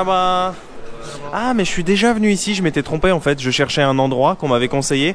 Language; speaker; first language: French; native; French